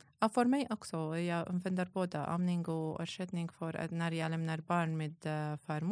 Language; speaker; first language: Swedish; non-native, learner; Arabic